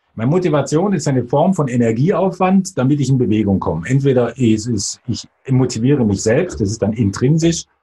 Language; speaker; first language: German; native; German